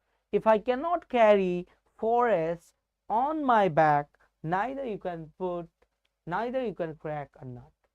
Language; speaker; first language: English; non-native, local second language; Bangla